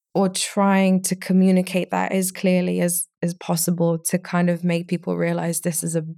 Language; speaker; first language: English; early bilingual, other home language; Romanian